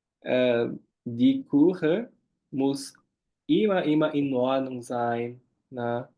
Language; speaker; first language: German; non-native, fluent; Portuguese